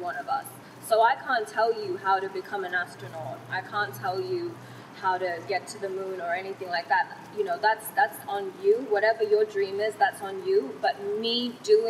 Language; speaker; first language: English; non-native, fluent; Thai